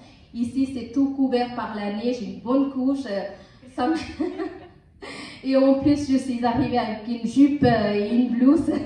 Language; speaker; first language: French; non-native, learner; Tamil